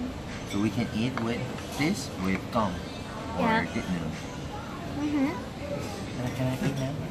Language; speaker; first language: English; non-native, learner; Korean